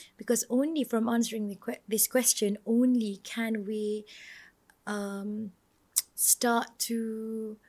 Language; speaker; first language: English; non-native, local second language; Malay